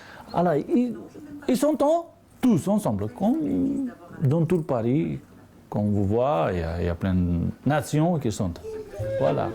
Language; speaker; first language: French; non-native, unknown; Romany